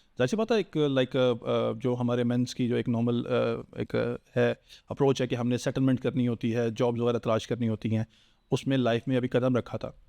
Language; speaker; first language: Urdu; native; Urdu